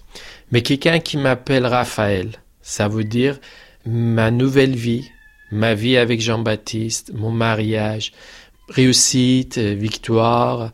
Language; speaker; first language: French; non-native, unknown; Persian